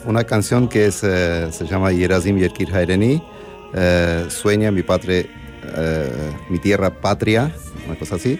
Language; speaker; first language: Spanish; non-native, fluent; Armenian